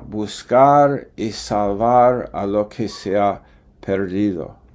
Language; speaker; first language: Spanish; non-native, fluent; English